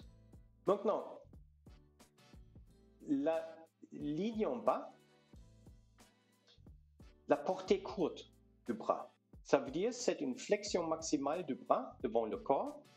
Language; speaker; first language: French; non-native, fluent; German